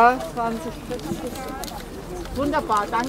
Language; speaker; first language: German; native; German